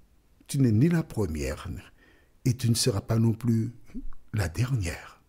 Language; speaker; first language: French; native; French